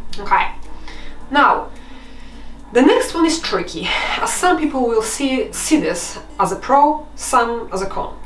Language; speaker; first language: English; non-native, fluent; Polish